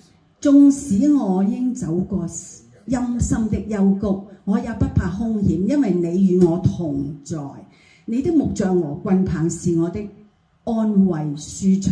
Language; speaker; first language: Cantonese; native; Cantonese